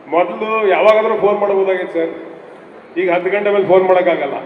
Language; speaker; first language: Kannada; native; Kannada